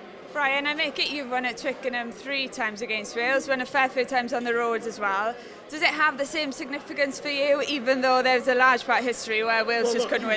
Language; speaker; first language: English; native; English